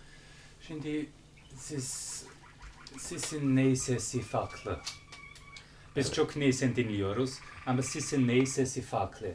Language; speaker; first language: Turkish; non-native, learner; German